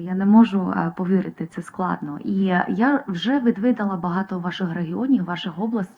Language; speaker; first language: Ukrainian; non-native, fluent; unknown